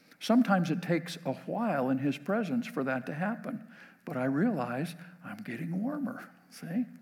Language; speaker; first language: English; native; English